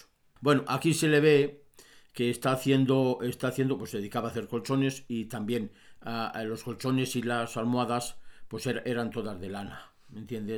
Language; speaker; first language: Spanish; native; Spanish